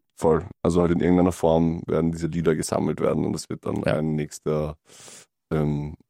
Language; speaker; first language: German; native; German